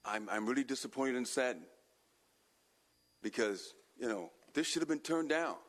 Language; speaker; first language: English; native; English